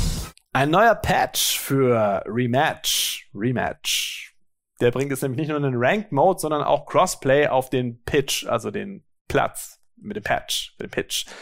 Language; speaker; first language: German; native; German